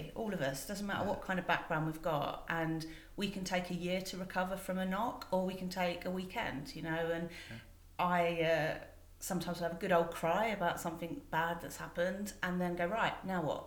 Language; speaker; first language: English; native; English